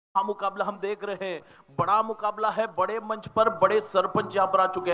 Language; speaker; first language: Hindi; non-native, local second language; Marathi